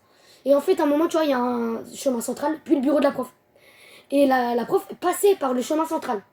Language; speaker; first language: French; native; French